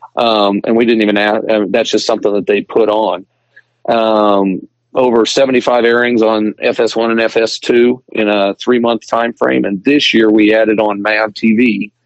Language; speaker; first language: English; native; English